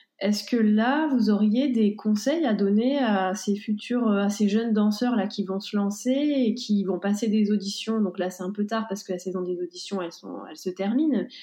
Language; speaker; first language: French; native; French